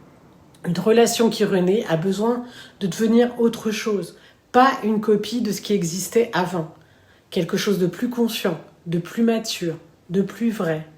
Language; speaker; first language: French; native; French